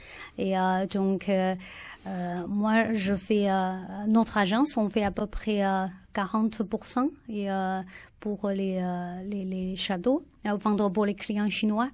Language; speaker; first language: French; non-native, learner; Chinese